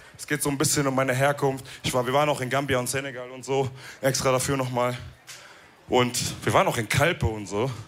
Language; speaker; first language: German; early bilingual, other home language; Wolof